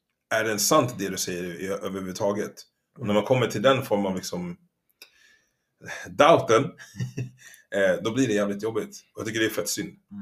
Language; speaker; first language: Swedish; native; Swedish